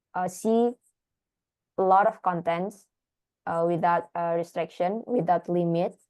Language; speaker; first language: English; non-native, learner; Indonesian